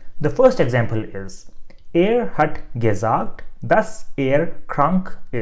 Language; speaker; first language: German; non-native, fluent; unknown